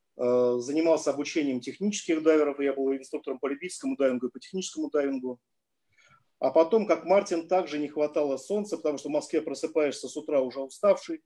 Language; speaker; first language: Russian; native; Russian